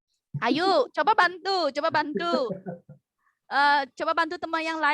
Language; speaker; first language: Indonesian; native; Indonesian